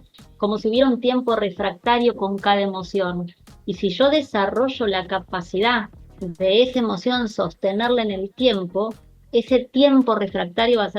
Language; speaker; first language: Spanish; native; Spanish